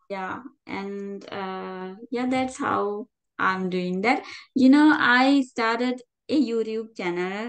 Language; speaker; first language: English; non-native, learner; Sinhala